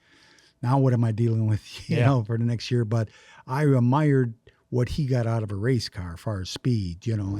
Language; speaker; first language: English; native; English